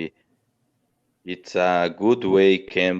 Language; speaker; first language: English; non-native, learner; Portuguese